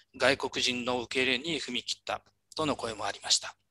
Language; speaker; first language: Japanese; native; Japanese